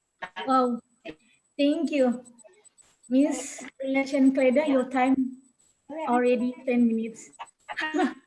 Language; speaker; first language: English; non-native, learner; Indonesian